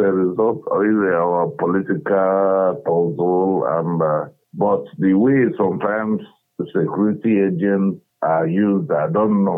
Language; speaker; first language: English; non-native, local second language; Igbo